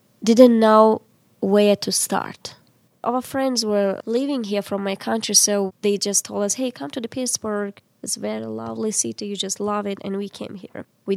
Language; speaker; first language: English; non-native, fluent; Uzbek